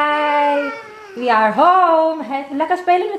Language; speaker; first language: Dutch; non-native, learner; Filipino